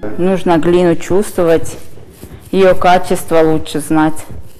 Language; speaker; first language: Russian; non-native, local second language; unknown